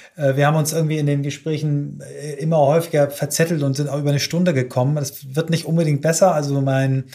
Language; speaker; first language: German; native; German